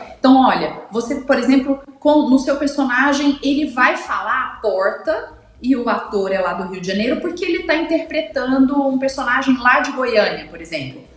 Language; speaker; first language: Portuguese; native; Portuguese